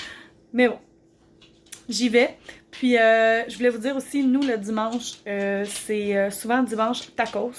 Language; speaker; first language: French; native; French